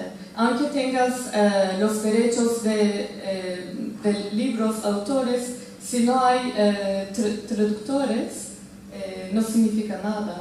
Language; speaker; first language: Spanish; non-native, fluent; Turkish